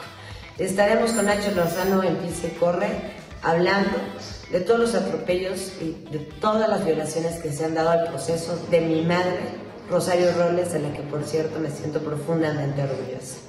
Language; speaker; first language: Spanish; native; Spanish